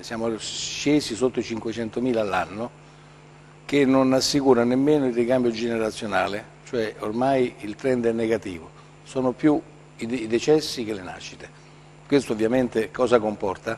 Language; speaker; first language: Italian; native; Italian